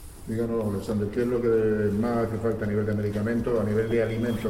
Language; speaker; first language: Spanish; native; Spanish